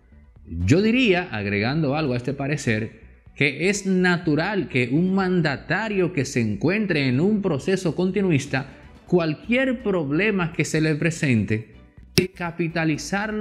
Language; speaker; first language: Spanish; native; Spanish